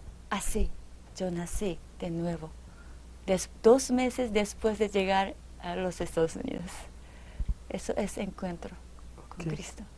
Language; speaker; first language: Spanish; non-native, fluent; Japanese